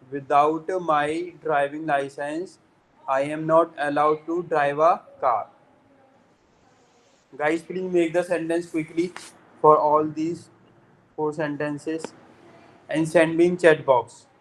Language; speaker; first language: English; non-native, local second language; Hindi